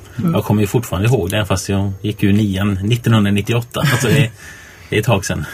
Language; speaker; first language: Swedish; native; Swedish